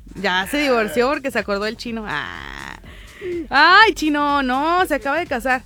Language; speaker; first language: Spanish; native; Spanish